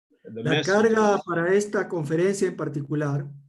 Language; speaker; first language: Spanish; native; Spanish